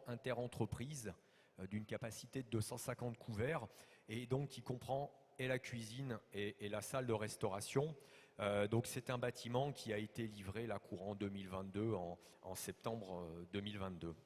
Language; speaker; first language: French; native; French